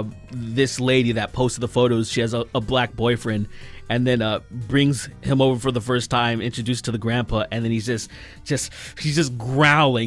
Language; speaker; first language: English; native; English